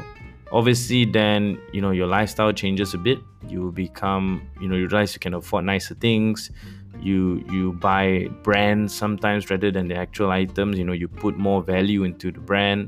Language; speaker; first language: English; non-native, local second language; Malay